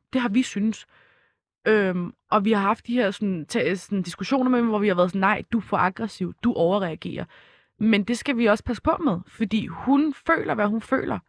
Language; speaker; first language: Danish; early bilingual, other home language; Kurdish